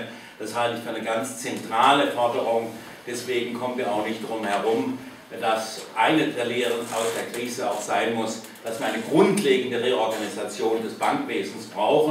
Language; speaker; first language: German; native; German